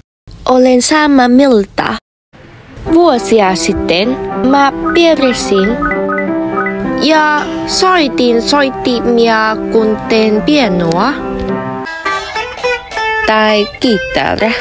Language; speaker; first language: Finnish; non-native, learner; Vietnamese